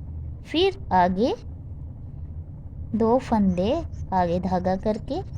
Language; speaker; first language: Hindi; non-native, local second language; Punjabi